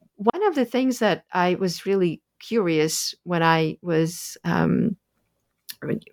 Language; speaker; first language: English; early bilingual, other home language; Russian